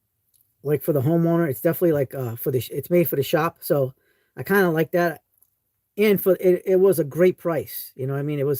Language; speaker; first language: English; native; English